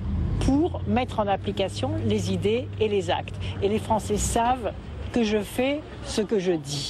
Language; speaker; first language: French; native; French